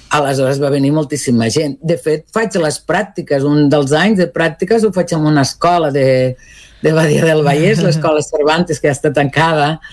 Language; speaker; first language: Catalan; non-native, local second language; Spanish